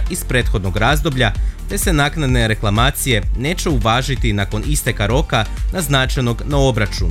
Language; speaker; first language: Croatian; native; Croatian